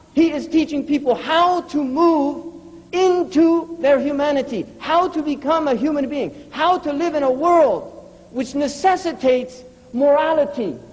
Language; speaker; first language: English; native; English